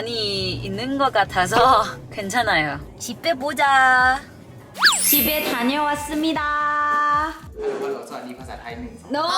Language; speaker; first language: Korean; non-native, learner; Thai